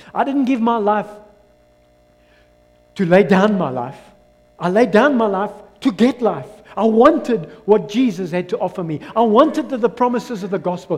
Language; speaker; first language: English; non-native, local second language; Afrikaans